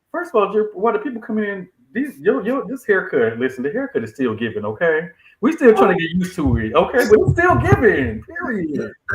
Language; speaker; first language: English; native; English